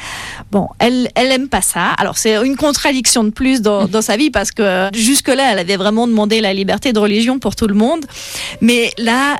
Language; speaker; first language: French; native; French